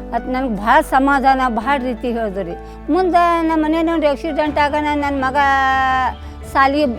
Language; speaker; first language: Kannada; native; Kannada